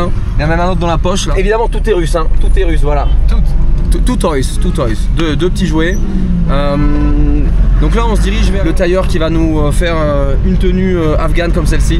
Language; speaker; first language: French; native; French